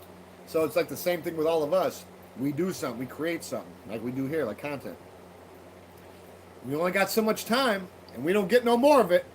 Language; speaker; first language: English; native; English